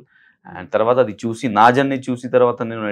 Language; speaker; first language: Telugu; non-native, local second language; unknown